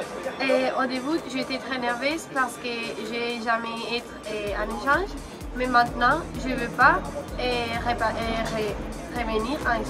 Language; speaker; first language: French; non-native, learner; Spanish